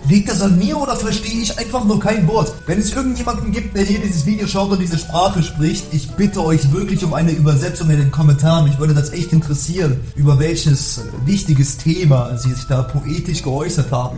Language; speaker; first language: German; native; German